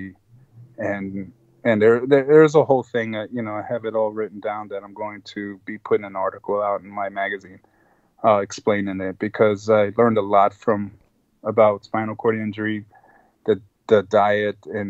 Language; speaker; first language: English; non-native, fluent; Spanish